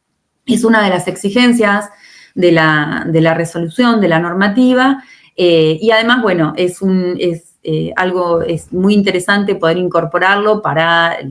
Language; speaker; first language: Spanish; native; Spanish